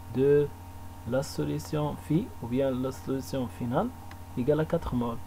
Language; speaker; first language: French; non-native, local second language; Arabic